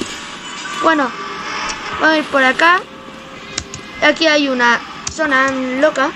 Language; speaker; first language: Spanish; native; Spanish